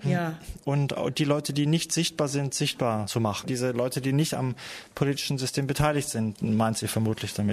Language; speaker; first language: German; native; German